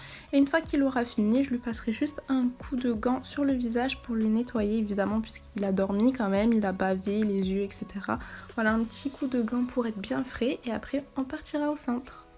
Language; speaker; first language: French; native; French